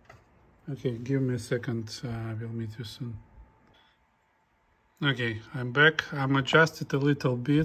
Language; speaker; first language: English; non-native, fluent; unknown